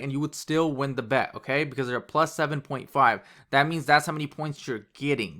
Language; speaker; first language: English; native; English